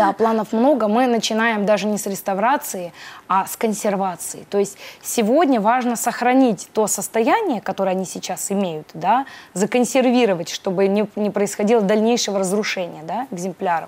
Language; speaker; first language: Russian; native; Russian